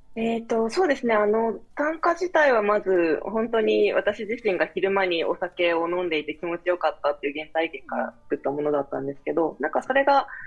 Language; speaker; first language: Japanese; native; Japanese